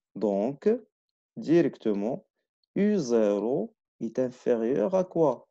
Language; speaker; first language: French; non-native, local second language; Arabic